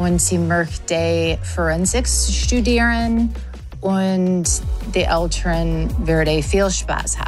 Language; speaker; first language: German; non-native, learner; English